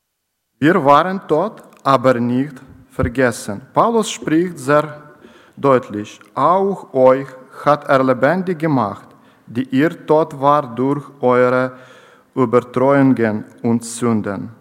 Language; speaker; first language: German; non-native, learner; Ukrainian